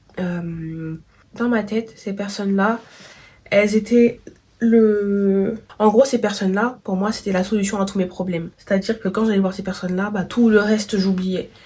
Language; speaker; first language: French; native; French